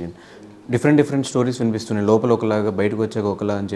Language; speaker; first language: Telugu; native; Telugu